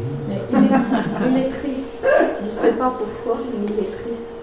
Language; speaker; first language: French; non-native, learner; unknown